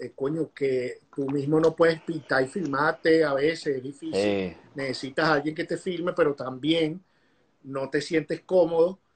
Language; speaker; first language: Spanish; native; Spanish